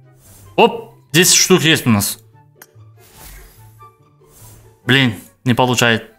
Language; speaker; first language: Russian; non-native, local second language; Uzbek